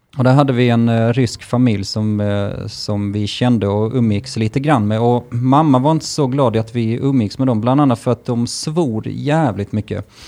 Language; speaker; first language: Swedish; early bilingual, other home language; Russian